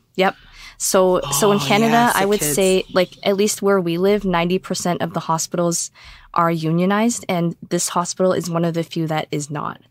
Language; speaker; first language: English; native; English